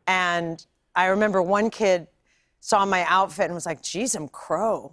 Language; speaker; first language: English; native; English